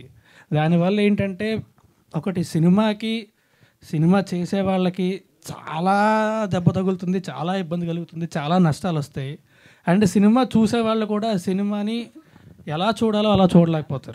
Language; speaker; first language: Telugu; native; Telugu